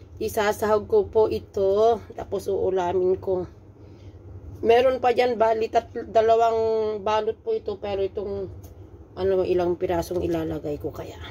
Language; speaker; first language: Filipino; non-native, local second language; Iloko